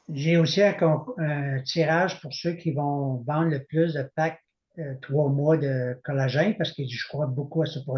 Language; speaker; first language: French; native; French